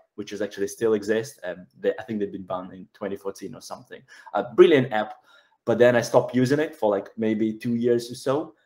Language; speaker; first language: English; non-native, fluent; Russian